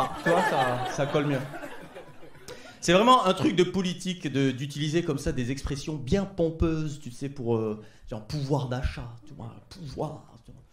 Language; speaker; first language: French; native; French